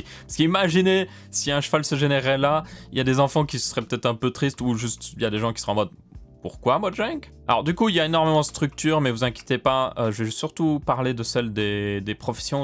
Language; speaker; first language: French; native; French